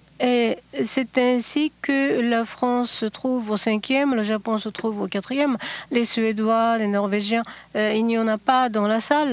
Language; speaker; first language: French; non-native, fluent; Japanese